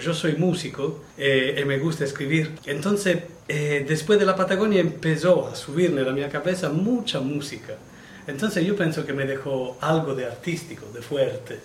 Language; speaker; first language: Spanish; non-native, learner; Italian